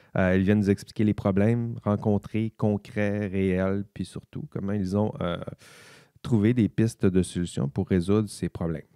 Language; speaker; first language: French; native; French